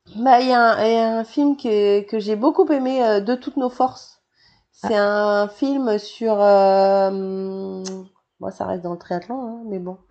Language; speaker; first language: French; native; French